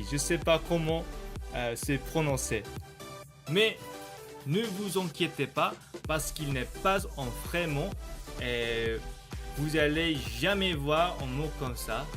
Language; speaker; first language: French; non-native, learner; Korean